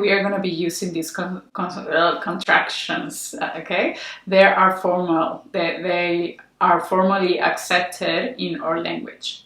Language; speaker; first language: English; non-native, fluent; Spanish